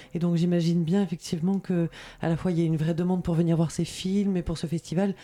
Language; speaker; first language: French; native; French